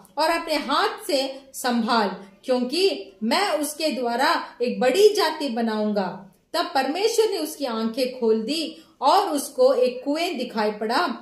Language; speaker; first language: Hindi; non-native, local second language; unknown